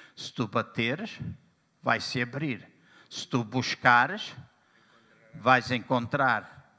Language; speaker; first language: Portuguese; native; Portuguese